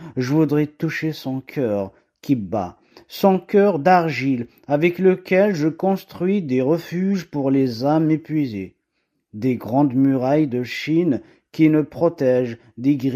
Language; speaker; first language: French; non-native, local second language; Kabyle